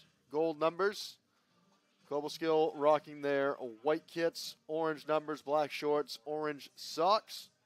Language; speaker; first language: English; native; English